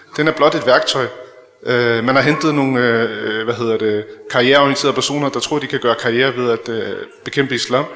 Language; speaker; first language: Danish; early bilingual, other home language; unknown